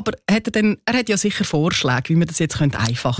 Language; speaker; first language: German; native; German